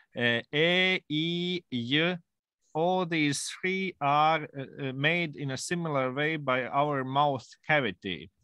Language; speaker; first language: English; non-native, fluent; Latvian